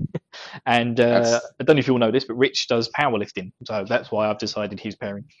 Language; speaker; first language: English; native; English